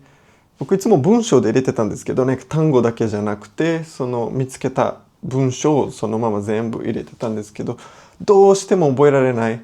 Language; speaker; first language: Japanese; non-native, fluent; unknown